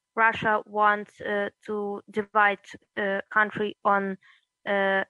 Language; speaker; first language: English; early bilingual, other home language; Russian